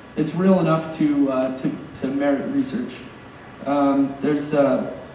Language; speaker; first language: English; native; English